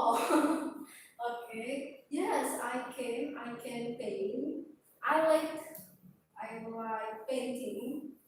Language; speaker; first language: English; non-native, learner; Indonesian